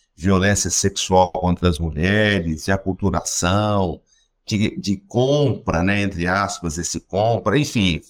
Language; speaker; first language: Portuguese; native; Portuguese